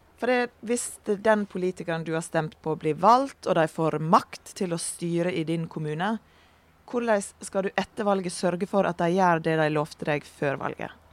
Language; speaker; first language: Norwegian; native; Norwegian